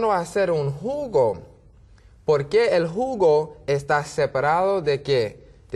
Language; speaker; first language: Spanish; non-native, learner; English